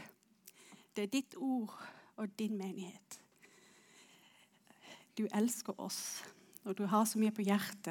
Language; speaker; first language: Norwegian; non-native, fluent; English